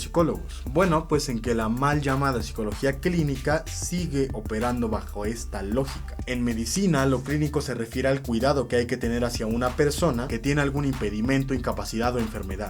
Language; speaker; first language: Spanish; native; Spanish